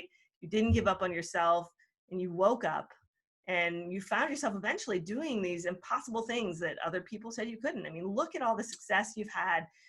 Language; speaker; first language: English; native; English